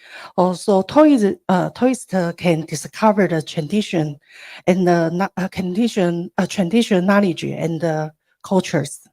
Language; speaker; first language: English; non-native, learner; Chinese